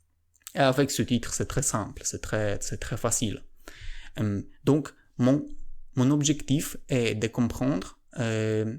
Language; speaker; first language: French; non-native, learner; Polish